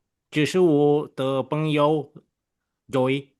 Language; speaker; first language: Chinese; non-native, learner; Indonesian